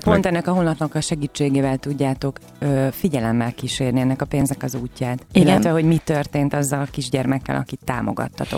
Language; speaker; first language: Hungarian; native; Hungarian